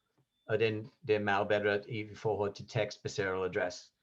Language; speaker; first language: Danish; non-native, fluent; English